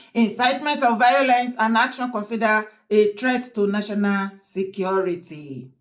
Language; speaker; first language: English; non-native, local second language; Yoruba